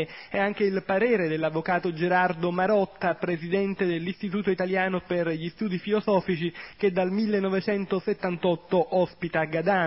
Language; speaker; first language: Italian; native; Italian